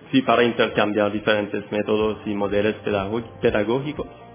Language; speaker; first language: Spanish; non-native, fluent; French